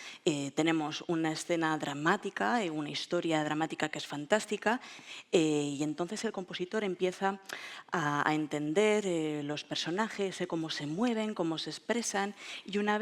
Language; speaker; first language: Spanish; native; Spanish